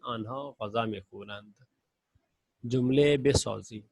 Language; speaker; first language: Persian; non-native, fluent; Urdu